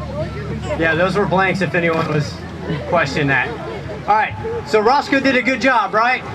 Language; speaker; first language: English; native; English